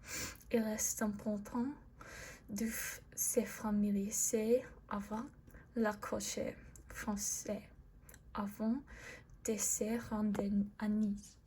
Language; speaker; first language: French; non-native, learner; English